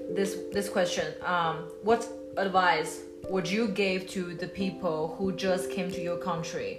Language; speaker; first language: English; non-native, learner; Chinese